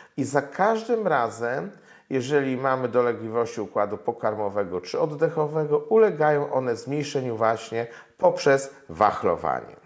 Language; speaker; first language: Polish; native; Polish